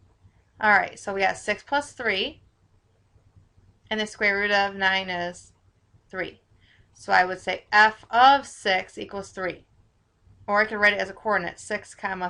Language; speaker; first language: English; native; English